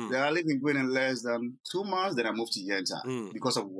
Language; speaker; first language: English; non-native, local second language; Akan